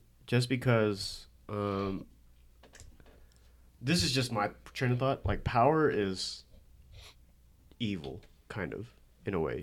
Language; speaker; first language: English; early bilingual, other home language; Korean